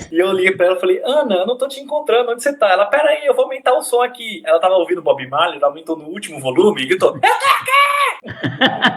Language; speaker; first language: Portuguese; native; Portuguese